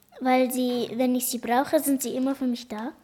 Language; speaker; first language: German; early bilingual, other home language; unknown